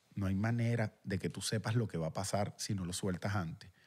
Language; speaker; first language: Spanish; native; Spanish